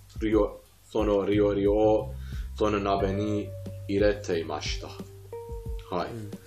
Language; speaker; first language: Japanese; non-native, fluent; Persian